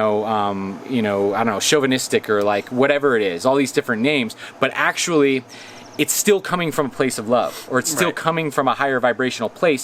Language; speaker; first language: English; native; English